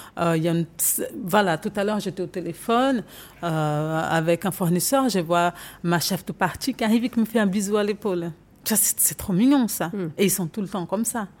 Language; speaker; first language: French; non-native, fluent; Portuguese